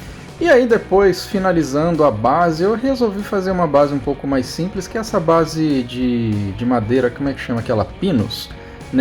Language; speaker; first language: Portuguese; native; Portuguese